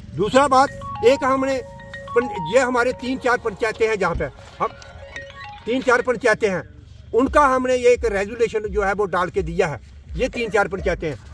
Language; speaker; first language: Hindi; native; Hindi